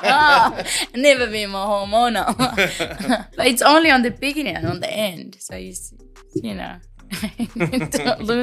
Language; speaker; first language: English; non-native, fluent; Finnish